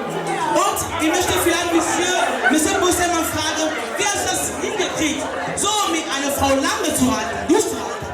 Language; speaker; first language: German; non-native, fluent; French